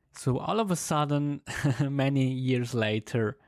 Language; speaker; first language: English; non-native, fluent; Swiss German